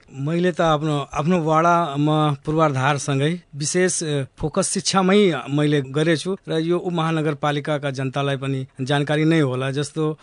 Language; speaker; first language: Nepali; non-native, local second language; Awadhi